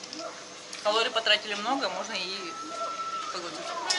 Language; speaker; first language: Russian; native; Russian